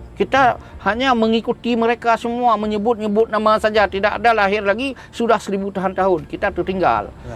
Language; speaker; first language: Malay; non-native, local second language; Achinese